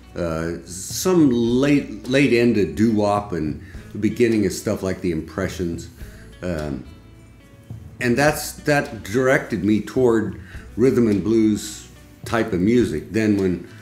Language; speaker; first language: English; native; English